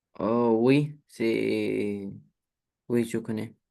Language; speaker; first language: French; non-native, learner; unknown